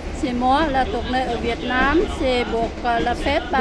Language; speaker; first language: French; non-native, learner; Vietnamese